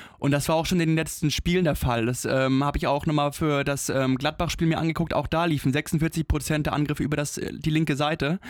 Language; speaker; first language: German; native; German